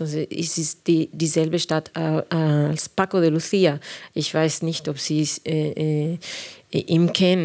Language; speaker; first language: German; non-native, fluent; Spanish